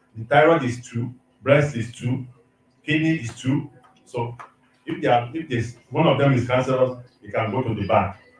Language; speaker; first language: English; non-native, local second language; Yoruba